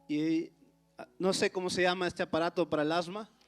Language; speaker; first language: Spanish; native; Spanish